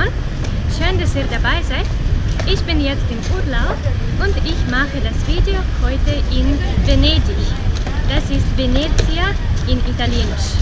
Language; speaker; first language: German; non-native, fluent; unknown